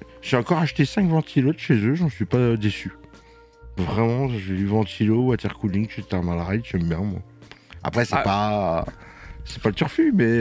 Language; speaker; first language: French; native; French